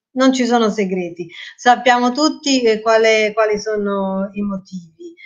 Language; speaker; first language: Italian; native; Italian